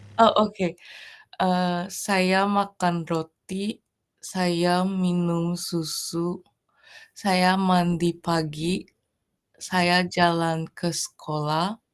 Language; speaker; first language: Indonesian; non-native, learner; Japanese